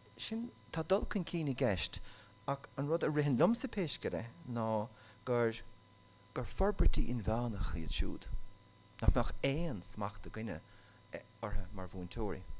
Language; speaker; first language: Irish; native; Irish